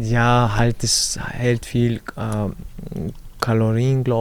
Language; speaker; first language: German; non-native, learner; Chechen